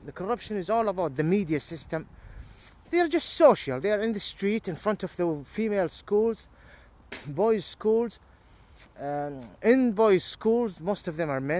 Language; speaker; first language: English; non-native, fluent; Arabic